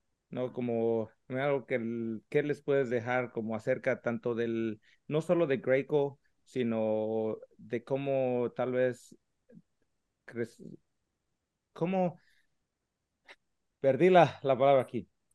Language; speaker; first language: Spanish; early bilingual, heritage; Spanish